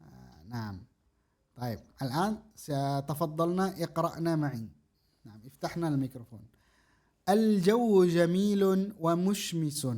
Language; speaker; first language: Arabic; non-native, fluent; Indonesian